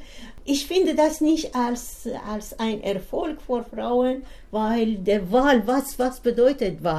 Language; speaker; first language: German; non-native, learner; Persian